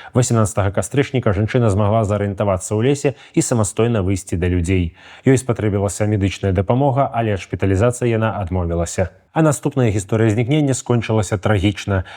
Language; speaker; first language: Belarusian; native; Belarusian